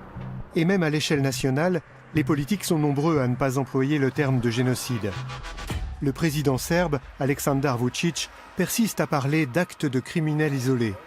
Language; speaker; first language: French; native; French